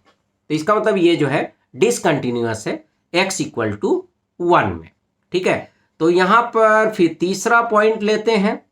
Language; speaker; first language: Hindi; native; Hindi